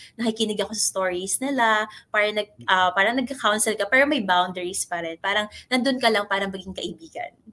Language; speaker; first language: Filipino; native; Filipino